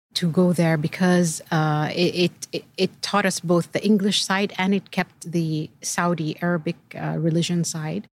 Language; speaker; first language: English; early bilingual, other home language; Arabic